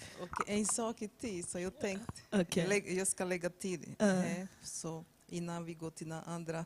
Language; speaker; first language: Swedish; non-native, fluent; Portuguese